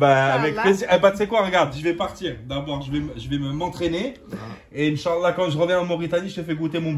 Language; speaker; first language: French; native; French